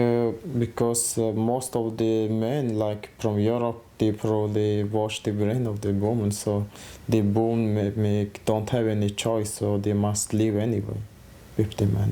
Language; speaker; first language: English; non-native, fluent; Mongolian